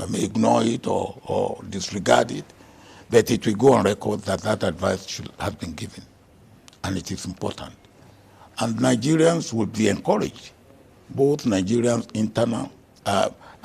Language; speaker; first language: English; non-native, local second language; Yoruba